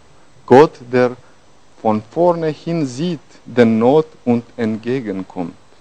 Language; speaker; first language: German; non-native, fluent; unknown